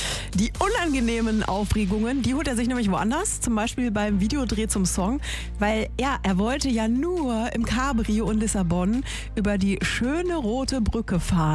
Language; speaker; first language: German; native; German